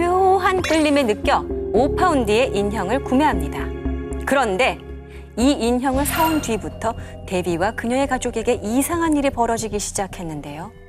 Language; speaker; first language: Korean; native; Korean